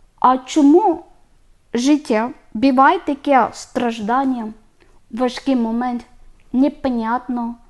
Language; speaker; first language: Ukrainian; non-native, learner; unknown